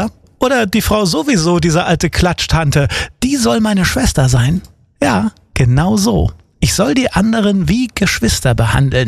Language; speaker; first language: German; native; German